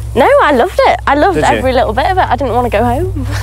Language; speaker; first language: English; native; English